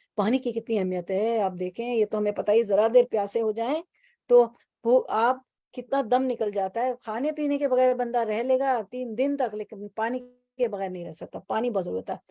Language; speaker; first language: Urdu; native; Urdu